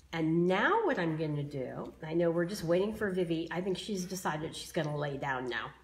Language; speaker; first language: English; native; English